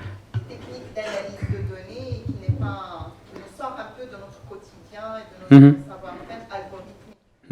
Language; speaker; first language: French; non-native, local second language; Arabic